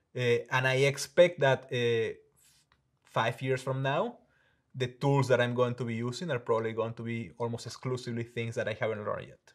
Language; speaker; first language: English; non-native, fluent; Spanish